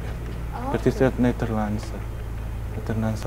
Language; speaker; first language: Dutch; non-native, learner; Indonesian